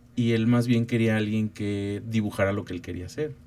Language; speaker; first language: Spanish; native; Spanish